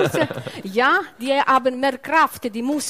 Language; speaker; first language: German; non-native, learner; Italian